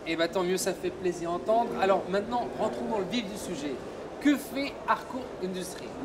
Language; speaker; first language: French; native; French